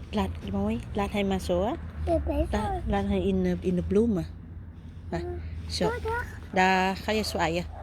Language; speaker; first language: Dutch; non-native, learner; Thai